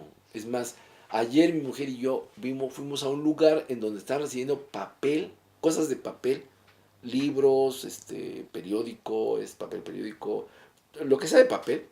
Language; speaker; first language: Spanish; native; Spanish